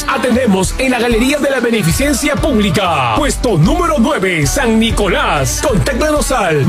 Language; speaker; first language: Spanish; native; Spanish